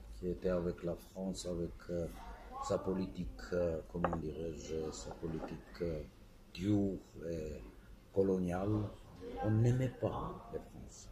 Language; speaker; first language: French; non-native, fluent; Armenian